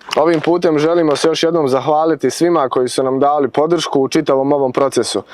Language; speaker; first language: Bosnian; native; Bosnian